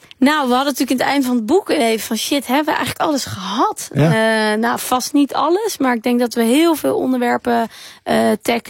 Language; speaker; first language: Dutch; native; Dutch